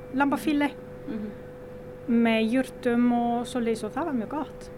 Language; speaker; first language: Icelandic; non-native, learner; Italian